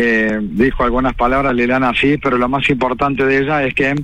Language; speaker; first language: Spanish; native; Spanish